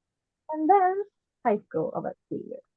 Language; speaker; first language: English; non-native, learner; Japanese